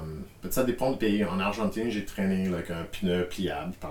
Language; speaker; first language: French; non-native, fluent; English